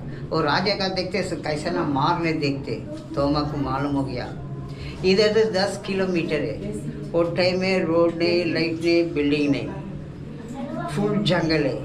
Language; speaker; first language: Hindi; non-native, local second language; Tamil